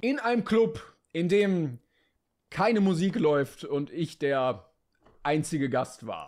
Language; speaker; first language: German; native; German